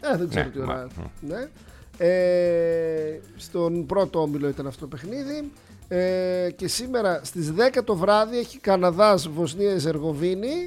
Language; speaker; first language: Greek; native; Greek